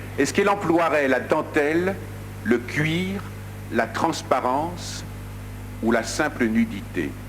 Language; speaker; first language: French; native; French